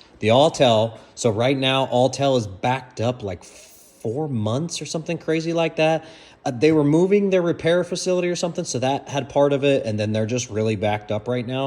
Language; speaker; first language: English; native; English